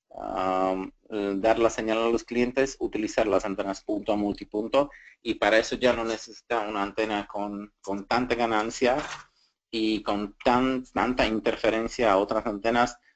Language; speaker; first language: Spanish; non-native, fluent; Slovak